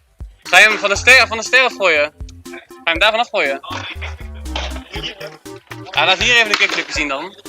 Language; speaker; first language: Dutch; native; Dutch